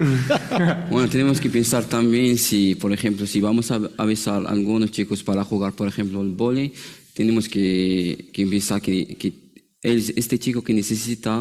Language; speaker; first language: Spanish; non-native, learner; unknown